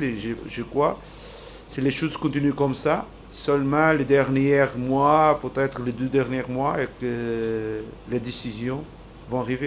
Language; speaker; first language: French; non-native, learner; Portuguese